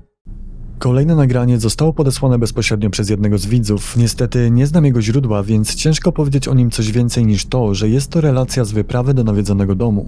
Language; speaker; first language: Polish; native; Polish